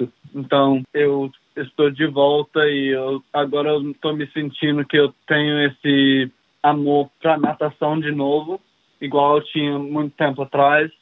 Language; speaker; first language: Portuguese; early bilingual, heritage; English